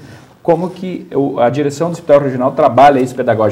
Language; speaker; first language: Portuguese; native; Portuguese